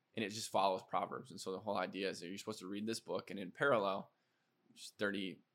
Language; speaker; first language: English; native; English